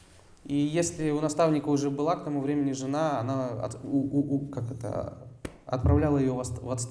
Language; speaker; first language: Russian; native; Russian